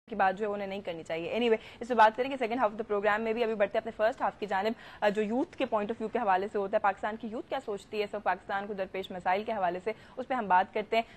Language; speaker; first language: Urdu; non-native, local second language; Punjabi